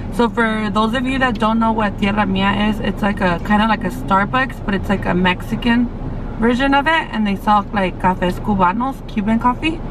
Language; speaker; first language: English; early bilingual, other home language; Spanish